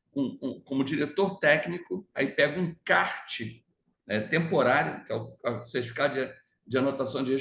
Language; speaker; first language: Portuguese; native; Portuguese